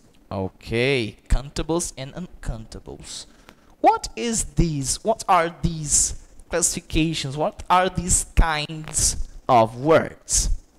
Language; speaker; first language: English; non-native, fluent; Portuguese